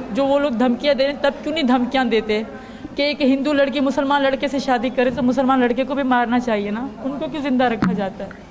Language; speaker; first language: Urdu; non-native, local second language; Sindhi